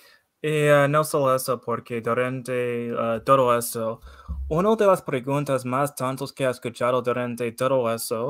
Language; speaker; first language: Spanish; non-native, learner; English